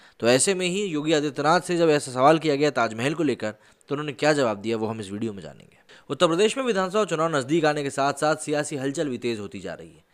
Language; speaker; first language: Hindi; native; Hindi